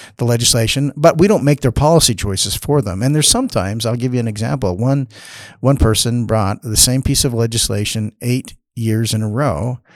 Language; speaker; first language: English; native; English